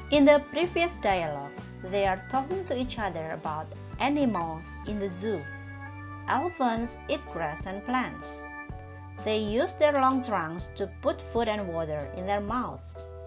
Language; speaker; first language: English; non-native, fluent; Indonesian